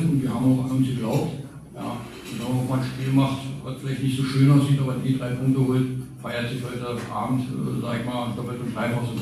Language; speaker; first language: German; native; German